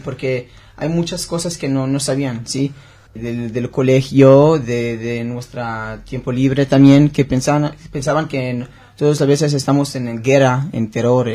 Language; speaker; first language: Spanish; non-native, learner; Hebrew